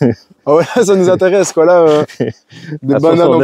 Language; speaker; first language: French; native; French